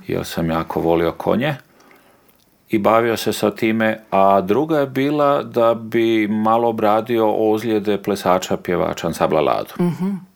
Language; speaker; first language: Croatian; native; Croatian